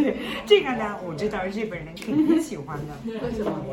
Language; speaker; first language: Chinese; non-native, fluent; Japanese